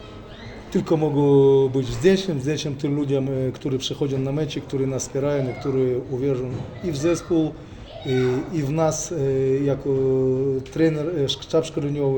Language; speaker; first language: Polish; non-native, fluent; Russian